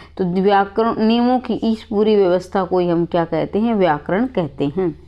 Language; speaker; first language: Hindi; native; Hindi